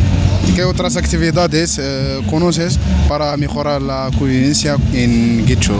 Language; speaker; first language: Spanish; non-native, learner; Arabic